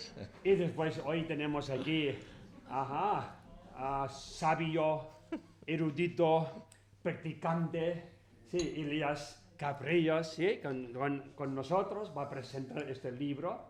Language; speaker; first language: Spanish; non-native, learner; Tibetan